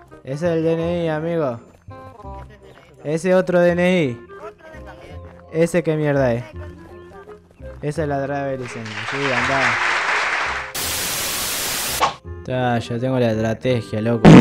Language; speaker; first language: Spanish; native; Spanish